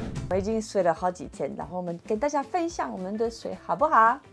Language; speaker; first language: Chinese; non-native, fluent; French